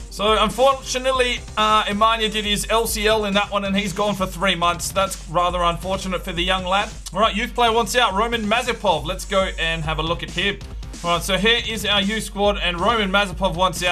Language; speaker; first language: English; native; English